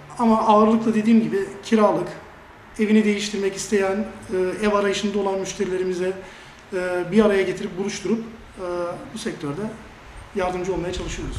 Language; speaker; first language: Turkish; early bilingual, heritage; Turkish